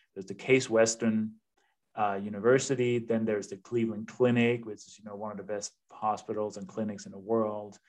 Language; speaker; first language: English; non-native, fluent; Danish